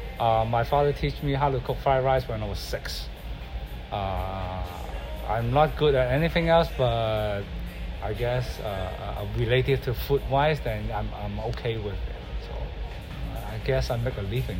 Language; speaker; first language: English; non-native, local second language; Cantonese